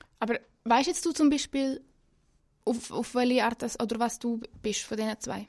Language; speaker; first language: German; native; German